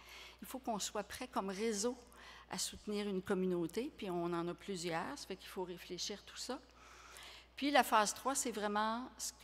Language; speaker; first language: French; native; French